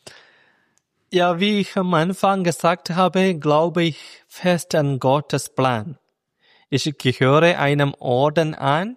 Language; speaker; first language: German; non-native, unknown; Malayalam